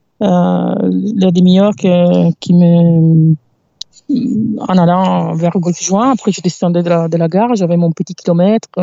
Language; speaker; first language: French; non-native, fluent; Italian